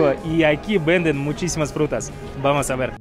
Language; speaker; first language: Spanish; non-native, fluent; Russian